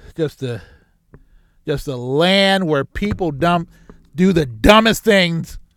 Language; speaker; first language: English; native; English